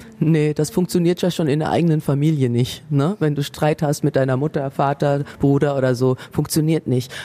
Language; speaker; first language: German; native; German